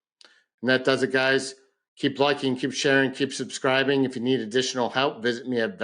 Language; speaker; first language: English; native; English